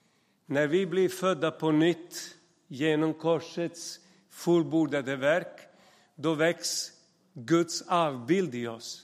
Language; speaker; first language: Swedish; non-native, fluent; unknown